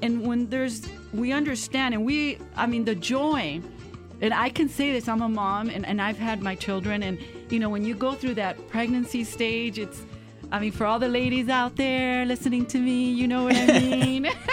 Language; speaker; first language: English; early bilingual, other home language; Spanish